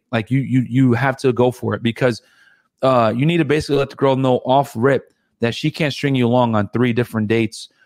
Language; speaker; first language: English; native; English